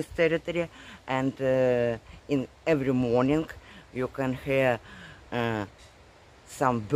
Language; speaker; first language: English; non-native, learner; Russian